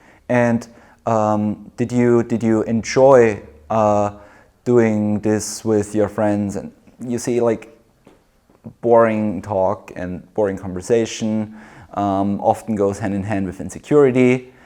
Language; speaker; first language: English; non-native, fluent; German